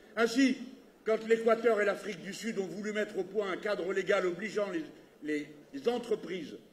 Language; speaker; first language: French; native; French